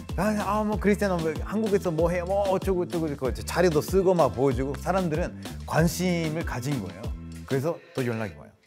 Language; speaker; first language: Korean; non-native, fluent; Spanish